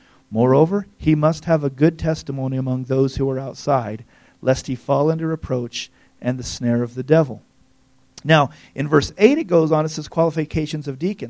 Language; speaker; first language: English; native; English